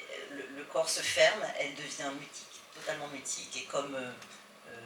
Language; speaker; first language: French; native; French